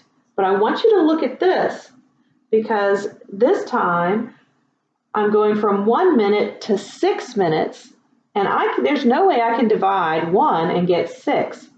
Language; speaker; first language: English; native; English